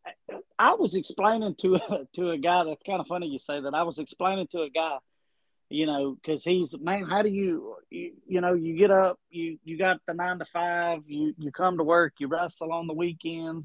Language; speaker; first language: English; native; English